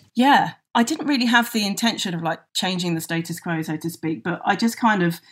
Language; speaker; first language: English; native; English